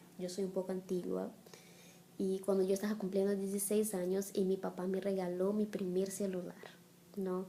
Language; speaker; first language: Spanish; non-native, fluent; Portuguese